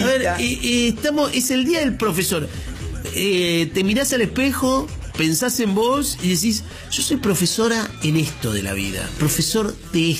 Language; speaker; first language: Spanish; native; Spanish